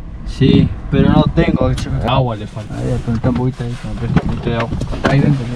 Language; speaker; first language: Spanish; native; Spanish